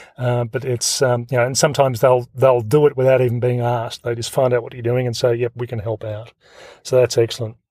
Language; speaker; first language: English; native; English